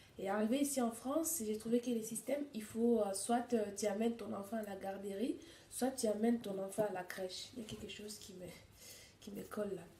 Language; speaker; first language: French; non-native, local second language; Swahili